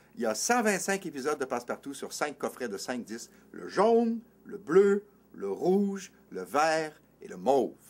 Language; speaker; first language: French; native; French